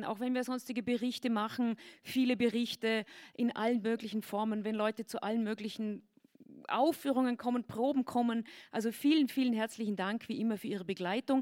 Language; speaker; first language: German; native; German